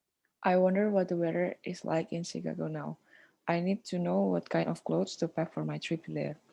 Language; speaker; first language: English; non-native, learner; Indonesian